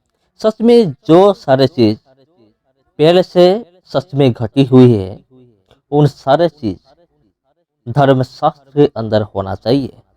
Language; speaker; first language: Hindi; non-native, local second language; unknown